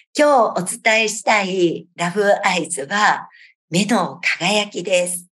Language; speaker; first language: Japanese; native; Japanese